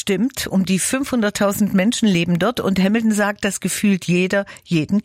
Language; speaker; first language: German; native; German